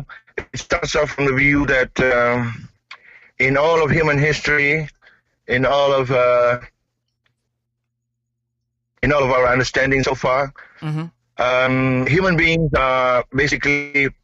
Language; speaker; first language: English; non-native, local second language; Malay